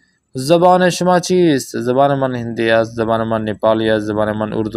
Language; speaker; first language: Persian; non-native, fluent; Urdu